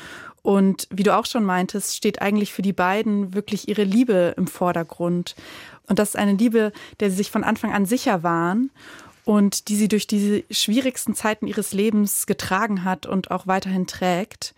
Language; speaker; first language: German; native; German